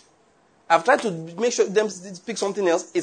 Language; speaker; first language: English; non-native, local second language; Yoruba